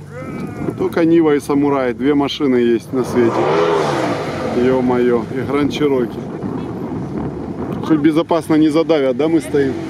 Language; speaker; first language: Russian; native; Russian